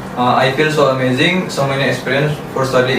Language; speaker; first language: English; non-native, learner; Indonesian